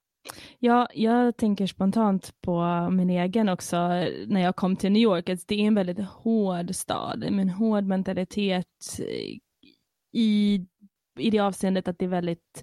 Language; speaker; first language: Swedish; native; Swedish